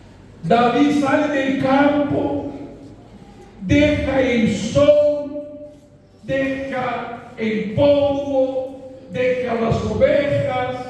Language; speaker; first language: Spanish; non-native, fluent; Portuguese